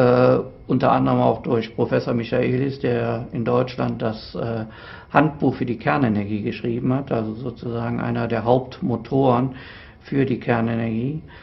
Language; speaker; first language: German; native; German